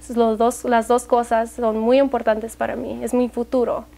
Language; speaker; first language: Spanish; early bilingual, heritage; Spanish